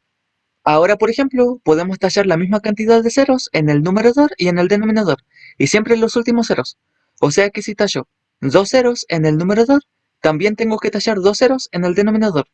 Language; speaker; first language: Spanish; native; Spanish